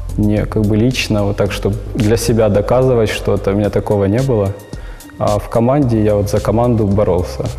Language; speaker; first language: Russian; non-native, local second language; Ukrainian